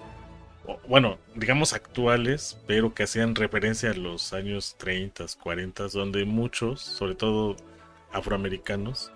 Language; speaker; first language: Spanish; native; Spanish